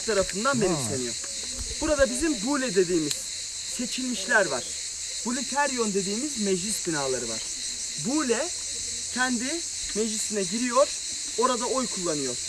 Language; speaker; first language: Turkish; native; Turkish